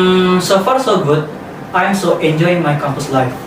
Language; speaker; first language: English; non-native, learner; Indonesian